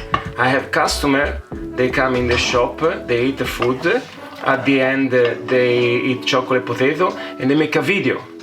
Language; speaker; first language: English; non-native, fluent; Italian